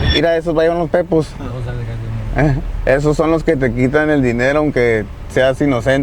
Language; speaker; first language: Spanish; native; Spanish